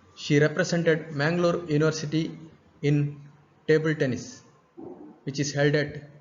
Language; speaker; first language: English; non-native, local second language; Kannada